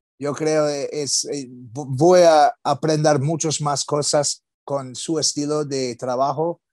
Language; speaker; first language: Spanish; non-native, learner; English